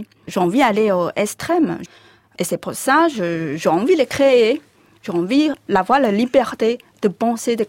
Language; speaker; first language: French; non-native, fluent; Chinese